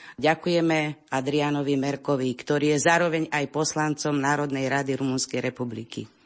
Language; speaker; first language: Slovak; early bilingual, heritage; Slovak